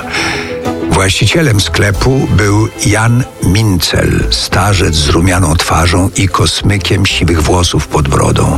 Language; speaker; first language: Polish; native; Polish